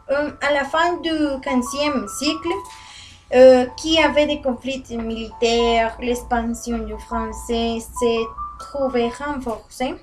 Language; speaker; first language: French; non-native, learner; Spanish